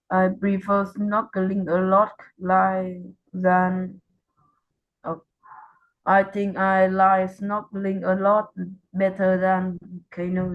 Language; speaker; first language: English; non-native, learner; Vietnamese